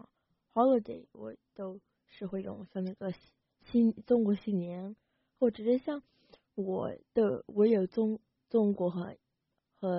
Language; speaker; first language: Chinese; early bilingual, heritage; Chinese